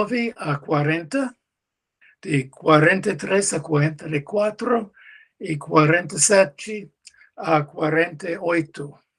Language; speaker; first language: Portuguese; non-native, learner; English